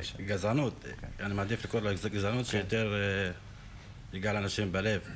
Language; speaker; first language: Hebrew; non-native, local second language; Arabic